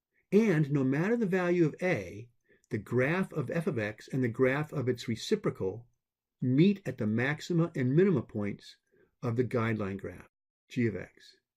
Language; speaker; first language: English; native; English